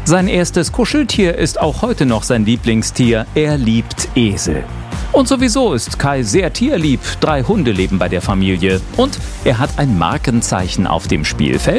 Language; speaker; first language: German; native; German